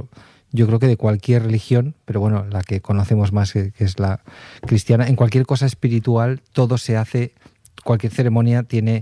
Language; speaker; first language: Spanish; native; Spanish